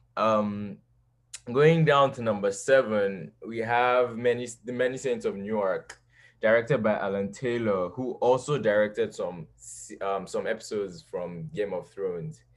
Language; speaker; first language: English; non-native, local second language; Yoruba